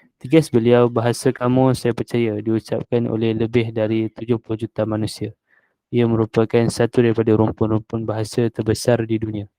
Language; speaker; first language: Malay; native; Malay